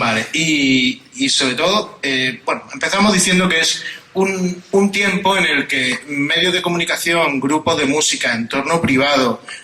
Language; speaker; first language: Spanish; native; Spanish